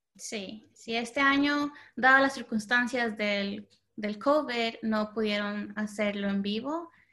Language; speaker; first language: Spanish; early bilingual, heritage; Spanish